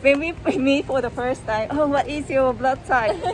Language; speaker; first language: English; non-native, fluent; Japanese